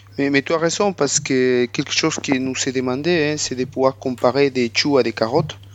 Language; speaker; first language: French; non-native, fluent; Spanish